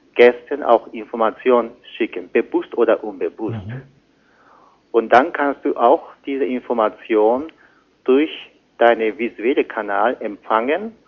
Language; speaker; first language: German; non-native, fluent; Japanese